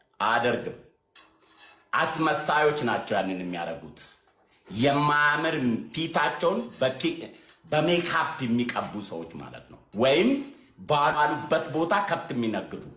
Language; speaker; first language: Amharic; non-native, local second language; Oromo